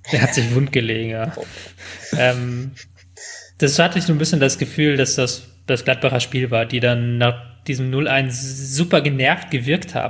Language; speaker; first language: German; native; German